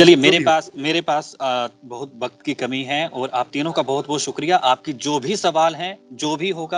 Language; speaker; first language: Hindi; native; Hindi